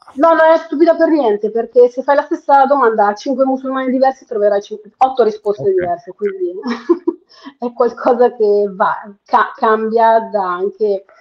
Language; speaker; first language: Italian; native; Italian